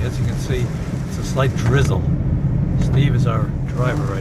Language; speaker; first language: English; native; English